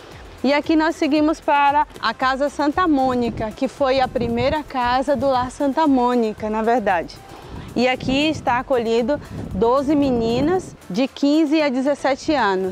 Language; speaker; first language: Portuguese; native; Portuguese